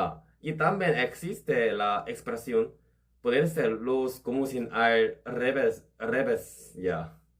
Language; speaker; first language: Spanish; non-native, learner; Korean